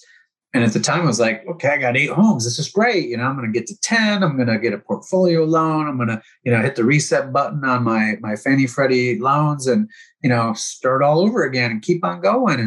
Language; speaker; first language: English; native; English